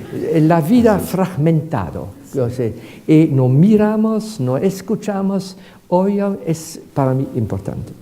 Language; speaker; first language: Spanish; non-native, fluent; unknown